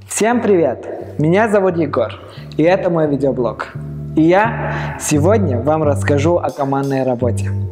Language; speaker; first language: Russian; non-native, learner; Armenian